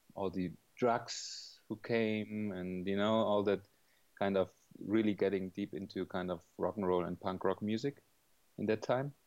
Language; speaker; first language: English; non-native, fluent; German